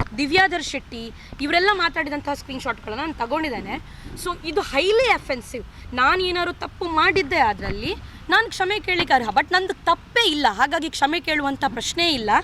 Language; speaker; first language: Kannada; non-native, local second language; Tulu